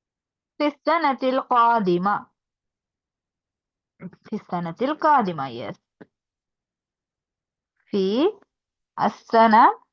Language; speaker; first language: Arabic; non-native, fluent; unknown